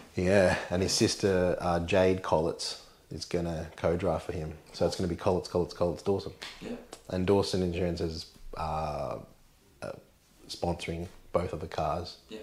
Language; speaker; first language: English; native; English